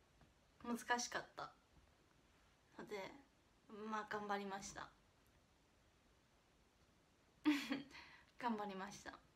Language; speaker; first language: Japanese; non-native, fluent; Chinese